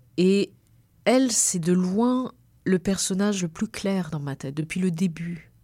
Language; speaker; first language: French; native; French